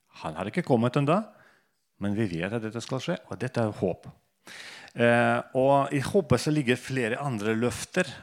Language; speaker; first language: Norwegian; non-native, fluent; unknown